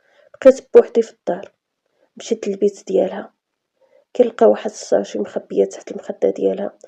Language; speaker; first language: Arabic; native; Arabic